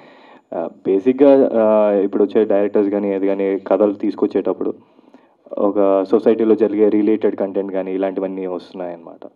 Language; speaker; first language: Telugu; native; Telugu